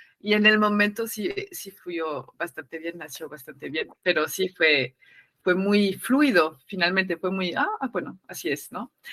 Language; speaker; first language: Spanish; non-native, fluent; French